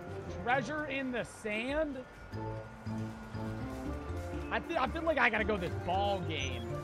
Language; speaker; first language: English; native; English